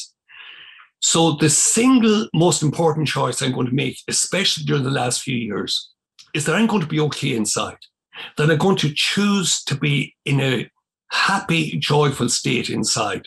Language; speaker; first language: English; native; English